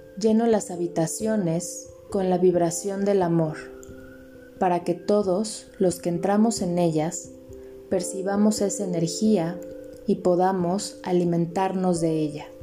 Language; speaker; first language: Spanish; native; Spanish